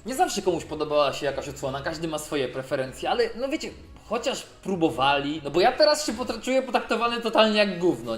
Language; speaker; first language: Polish; native; Polish